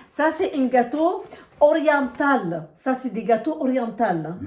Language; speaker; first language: French; non-native, learner; Arabic